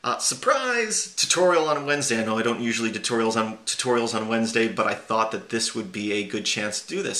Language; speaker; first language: English; native; English